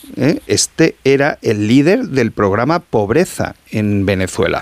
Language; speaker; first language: Spanish; native; Spanish